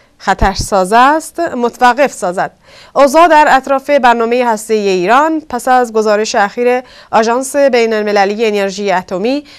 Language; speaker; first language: Persian; non-native, local second language; Kurdish